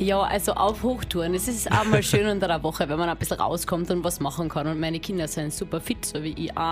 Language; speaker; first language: German; native; German